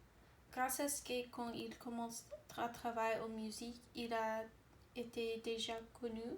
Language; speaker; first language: French; non-native, learner; English